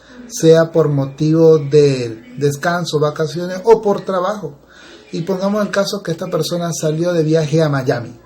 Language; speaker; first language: Spanish; native; Spanish